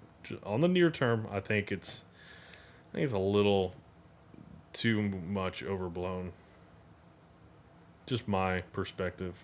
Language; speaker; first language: English; native; English